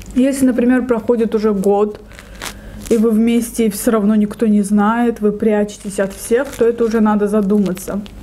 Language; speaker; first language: Russian; non-native, local second language; Lezghian